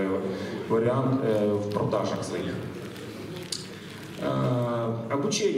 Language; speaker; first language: Russian; native; Russian